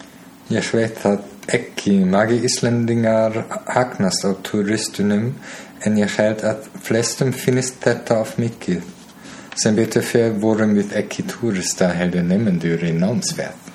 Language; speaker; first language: Icelandic; non-native, learner; German